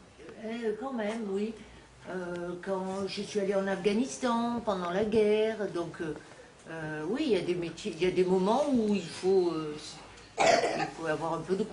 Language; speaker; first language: French; native; French